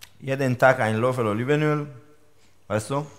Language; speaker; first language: German; non-native, learner; Italian